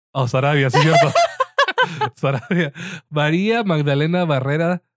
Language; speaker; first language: Spanish; early bilingual, heritage; Spanish